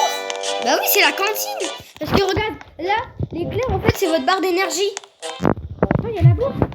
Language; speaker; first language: French; native; French